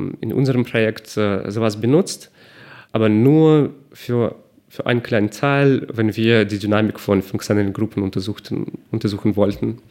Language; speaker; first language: German; non-native, fluent; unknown